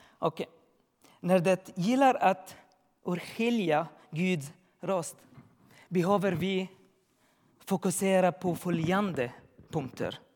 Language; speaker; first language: Swedish; non-native, learner; Arabic